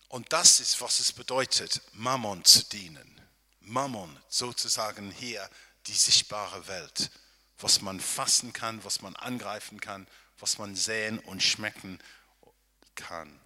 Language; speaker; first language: German; non-native, fluent; English